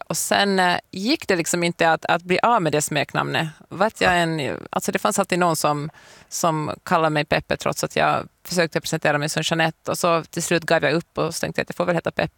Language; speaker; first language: Swedish; native; Swedish